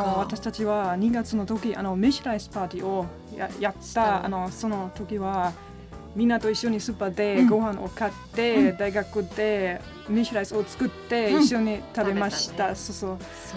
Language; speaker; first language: Japanese; non-native, learner; German